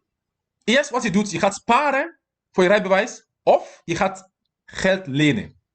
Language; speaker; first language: Dutch; non-native, fluent; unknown